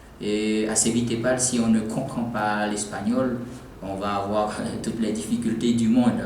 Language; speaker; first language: French; non-native, local second language; Haitian Creole